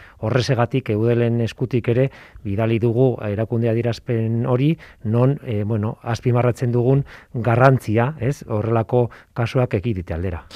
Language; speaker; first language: Basque; non-native, local second language; Spanish